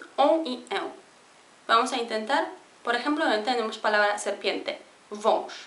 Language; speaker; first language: Spanish; non-native, fluent; Polish